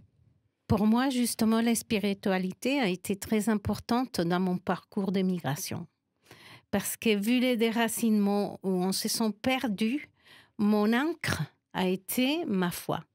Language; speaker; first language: French; non-native, fluent; Spanish